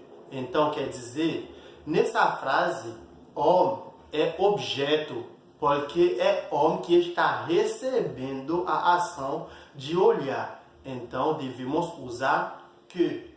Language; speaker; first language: Portuguese; non-native, fluent; Haitian Creole